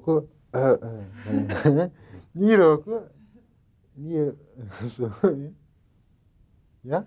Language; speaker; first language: Dutch; non-native, learner; Turkish